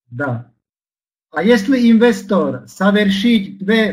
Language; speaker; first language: Polish; non-native, learner; Slovak